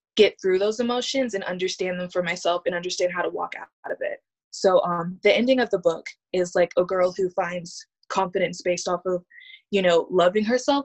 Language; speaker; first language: English; native; English